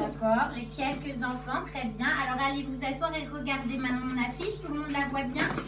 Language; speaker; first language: French; native; French